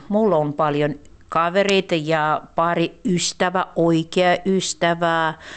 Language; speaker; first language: Finnish; non-native, fluent; Russian